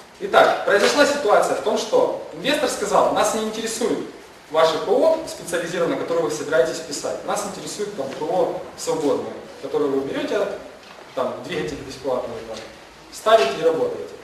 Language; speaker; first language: Russian; non-native, local second language; Ukrainian